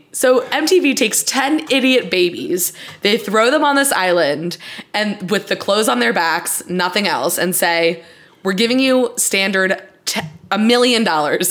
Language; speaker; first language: English; native; English